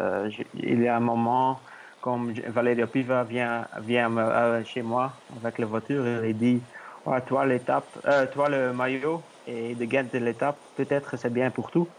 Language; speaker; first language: French; non-native, learner; Dutch